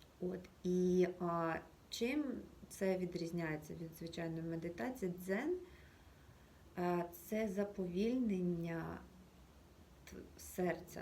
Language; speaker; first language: Ukrainian; native; Ukrainian